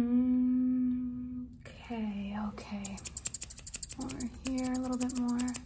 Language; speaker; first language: English; native; English